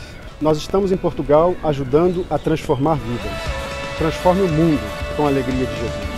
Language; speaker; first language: Portuguese; native; Portuguese